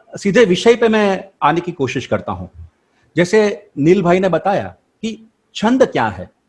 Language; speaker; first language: Hindi; non-native, local second language; Gujarati